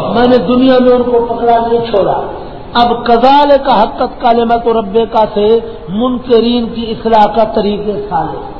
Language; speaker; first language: Urdu; non-native, local second language; Punjabi